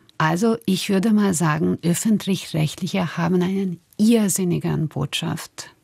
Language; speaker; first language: German; non-native, fluent; Hungarian